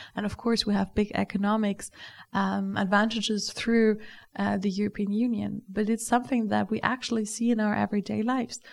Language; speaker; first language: English; non-native, fluent; German